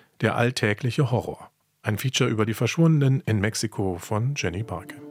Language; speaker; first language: German; native; German